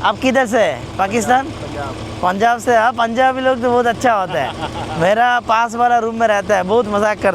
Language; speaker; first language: Hindi; non-native, learner; Bangla